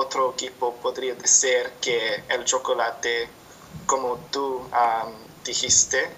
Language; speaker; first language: Spanish; non-native, learner; English